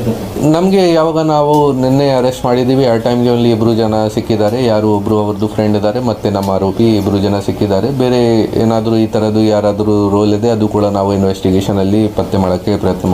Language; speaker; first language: Kannada; non-native, fluent; Hindi